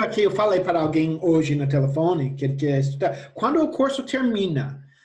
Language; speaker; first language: Portuguese; non-native, fluent; English